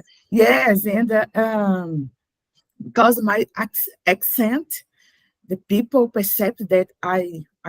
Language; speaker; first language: English; non-native, learner; Portuguese